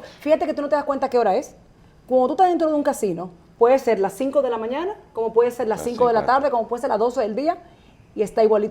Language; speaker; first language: Spanish; native; Spanish